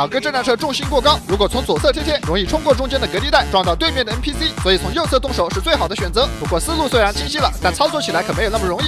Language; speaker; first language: Chinese; native; Chinese